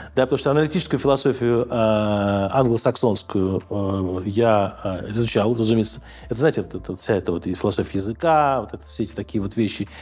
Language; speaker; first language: Russian; native; Russian